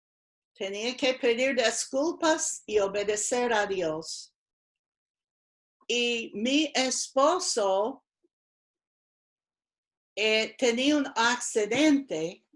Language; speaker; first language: Spanish; non-native, fluent; English